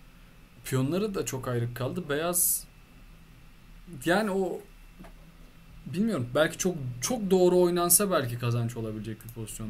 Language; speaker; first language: Turkish; native; Turkish